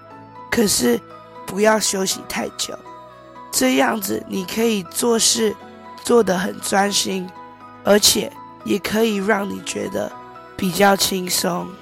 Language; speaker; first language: Chinese; early bilingual, heritage; Chinese